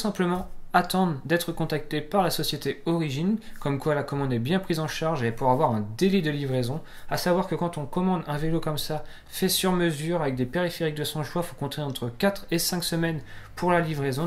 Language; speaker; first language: French; native; French